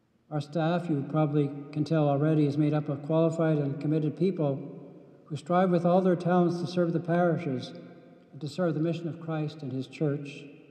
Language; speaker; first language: English; native; English